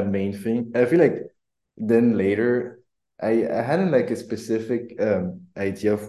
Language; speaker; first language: English; non-native, fluent; French